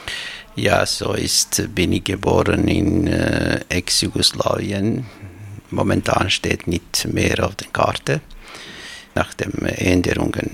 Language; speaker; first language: German; non-native, fluent; Albanian